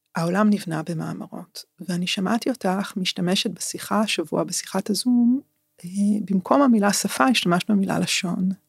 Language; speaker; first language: Hebrew; native; Hebrew